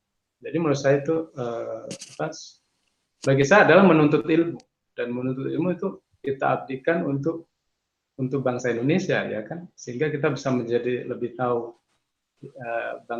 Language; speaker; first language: Indonesian; native; Indonesian